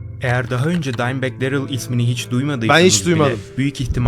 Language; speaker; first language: Turkish; native; Turkish